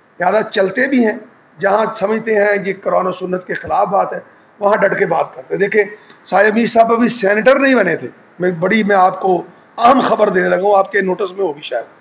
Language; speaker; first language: Urdu; non-native, local second language; Punjabi